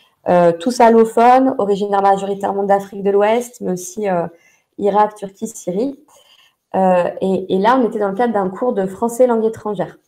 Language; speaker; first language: French; native; French